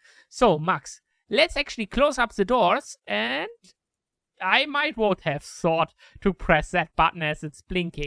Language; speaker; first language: English; non-native, fluent; German